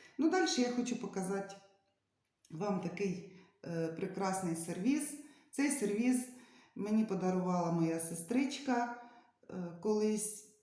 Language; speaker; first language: Ukrainian; native; Ukrainian